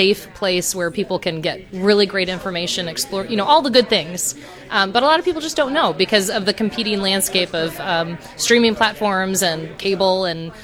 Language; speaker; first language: English; native; English